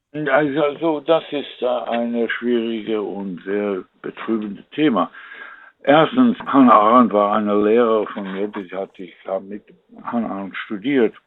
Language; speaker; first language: German; non-native, fluent; English